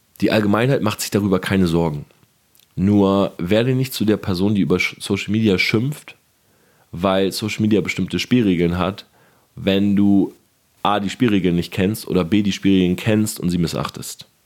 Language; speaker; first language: German; native; German